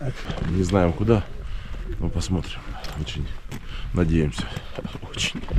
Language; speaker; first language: Russian; native; Russian